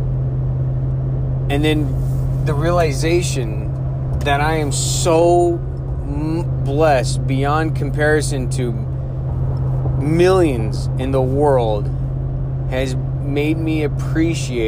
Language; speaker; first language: English; native; English